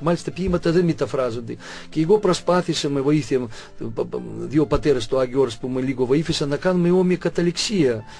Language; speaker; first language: Greek; non-native, fluent; Russian